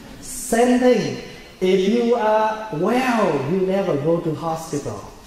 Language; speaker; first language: English; non-native, fluent; Vietnamese